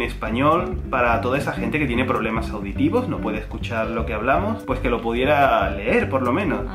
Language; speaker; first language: Spanish; native; Spanish